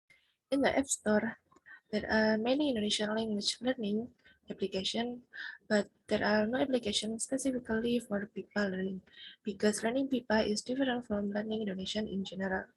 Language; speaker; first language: English; non-native, fluent; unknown